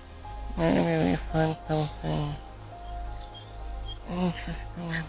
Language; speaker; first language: English; non-native, fluent; German